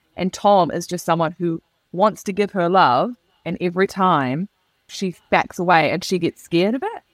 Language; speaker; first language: English; native; English